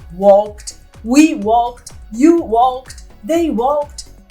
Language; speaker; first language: English; non-native, fluent; Portuguese